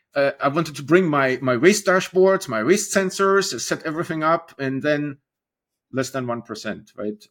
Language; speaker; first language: English; non-native, fluent; German